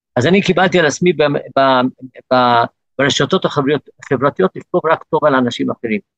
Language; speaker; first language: Hebrew; early bilingual, other home language; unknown